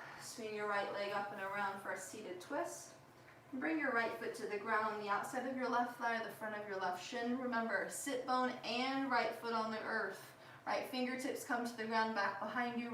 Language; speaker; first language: English; native; English